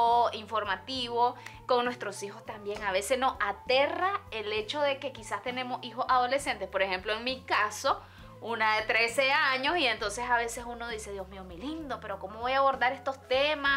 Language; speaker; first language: Spanish; native; Spanish